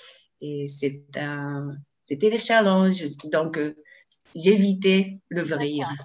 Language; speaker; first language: French; non-native, learner; Japanese